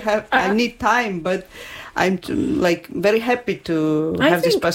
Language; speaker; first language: English; non-native, learner; Ukrainian